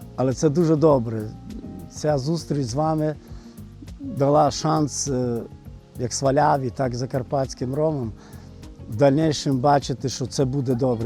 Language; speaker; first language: Ukrainian; non-native, local second language; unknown